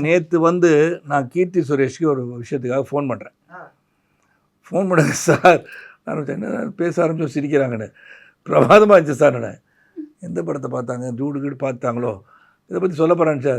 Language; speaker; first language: Tamil; native; Tamil